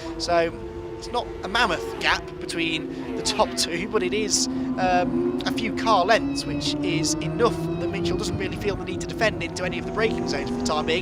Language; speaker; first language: English; native; English